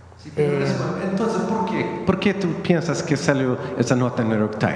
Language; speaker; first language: Spanish; non-native, fluent; Swedish